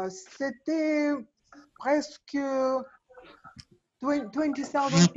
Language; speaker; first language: French; non-native, learner; Russian